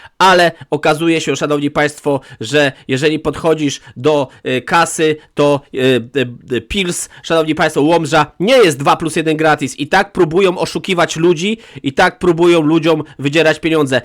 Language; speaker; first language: Polish; native; Polish